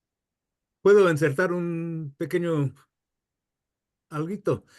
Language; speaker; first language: Spanish; non-native, fluent; English